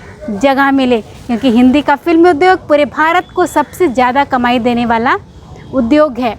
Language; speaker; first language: Hindi; native; Hindi